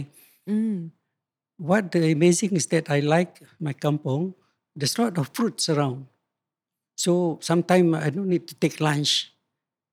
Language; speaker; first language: English; non-native, local second language; Malay